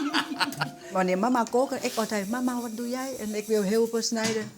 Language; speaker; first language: Dutch; non-native, learner; Thai